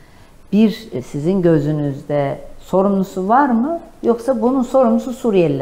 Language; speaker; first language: Turkish; native; Turkish